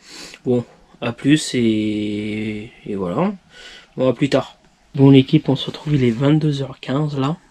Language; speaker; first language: French; native; French